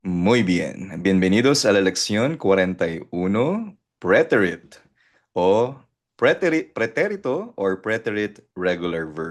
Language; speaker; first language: Spanish; non-native, fluent; Filipino